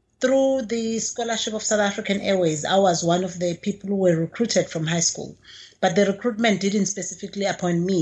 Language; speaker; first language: English; non-native, local second language; Zulu